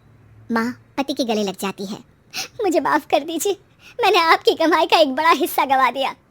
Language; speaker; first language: Hindi; native; Hindi